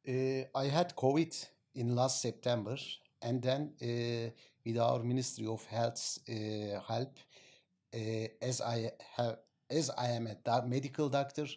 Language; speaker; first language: English; non-native, learner; Turkish